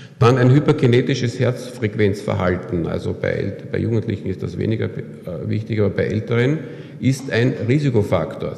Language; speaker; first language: German; native; German